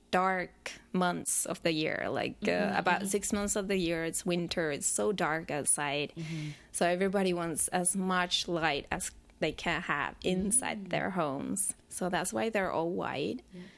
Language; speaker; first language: English; non-native, fluent; Finnish